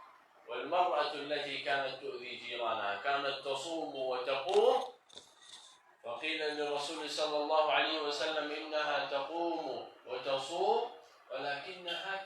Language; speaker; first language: Arabic; native; Arabic